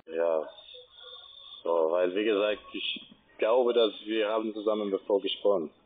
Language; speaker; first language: German; non-native, fluent; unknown